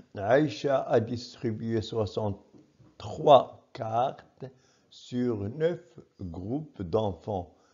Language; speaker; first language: French; non-native, local second language; Arabic